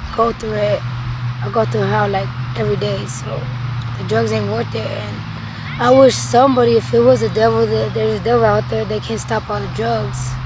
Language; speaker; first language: English; non-native, fluent; Spanish